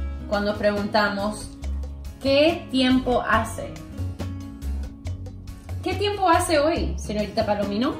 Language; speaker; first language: Spanish; non-native, fluent; English